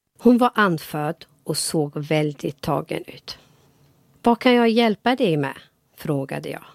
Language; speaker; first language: Swedish; non-native, fluent; Persian